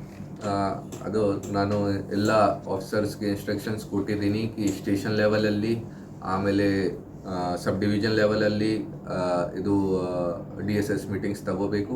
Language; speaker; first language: Kannada; non-native, fluent; Hindi